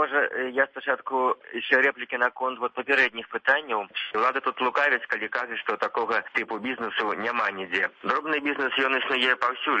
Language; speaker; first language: Belarusian; native; Belarusian